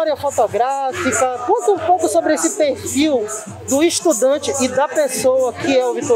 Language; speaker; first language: Portuguese; native; Portuguese